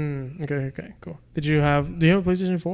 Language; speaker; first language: English; native; English